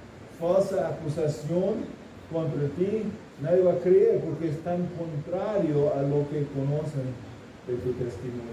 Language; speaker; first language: Spanish; non-native, fluent; English